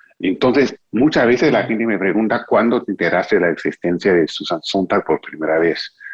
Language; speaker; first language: Spanish; non-native, fluent; English